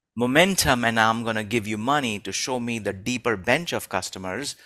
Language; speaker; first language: English; non-native, local second language; Hindi